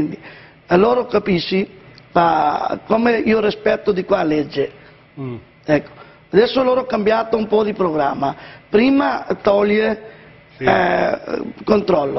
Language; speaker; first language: Italian; non-native, learner; Punjabi